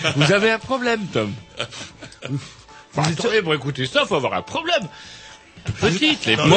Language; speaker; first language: French; native; French